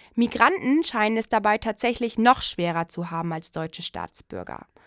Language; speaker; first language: German; native; German